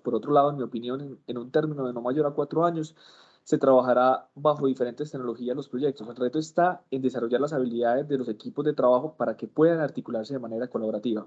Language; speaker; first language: Spanish; native; Spanish